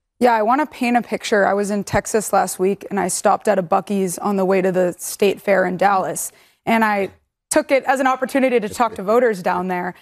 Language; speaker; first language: English; native; English